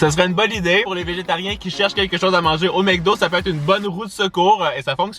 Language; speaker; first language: French; native; French